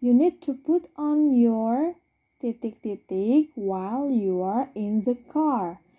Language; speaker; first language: English; non-native, fluent; Indonesian